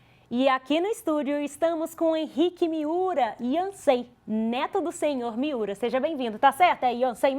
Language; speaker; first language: Portuguese; native; Portuguese